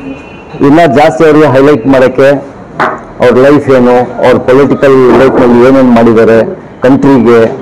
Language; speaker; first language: Kannada; non-native, local second language; Urdu